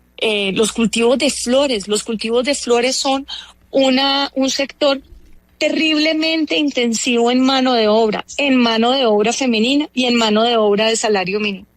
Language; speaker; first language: Spanish; native; Spanish